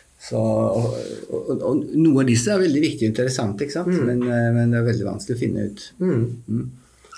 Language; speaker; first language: Norwegian; non-native, fluent; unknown